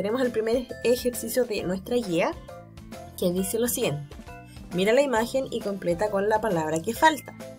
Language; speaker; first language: Spanish; native; Spanish